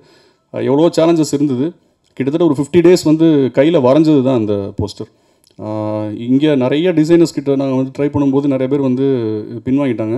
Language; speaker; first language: Tamil; native; Tamil